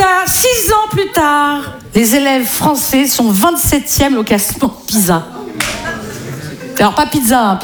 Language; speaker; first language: French; native; French